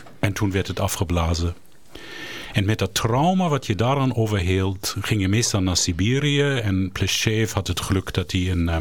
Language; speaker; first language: Dutch; non-native, fluent; German